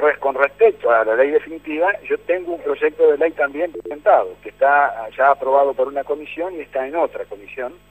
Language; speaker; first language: Spanish; native; Spanish